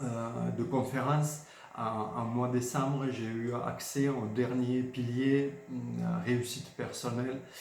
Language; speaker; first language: French; non-native, fluent; Georgian